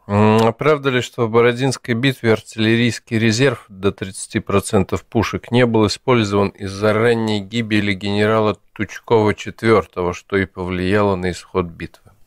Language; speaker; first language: Russian; native; Russian